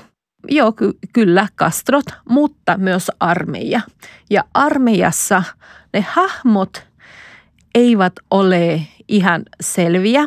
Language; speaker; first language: Finnish; non-native, fluent; Spanish